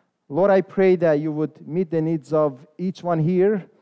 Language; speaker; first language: English; non-native, fluent; Persian